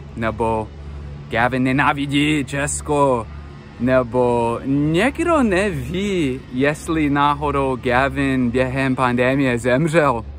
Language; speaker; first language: Czech; non-native, learner; English